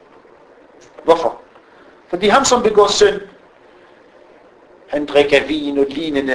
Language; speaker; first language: Danish; non-native, fluent; Arabic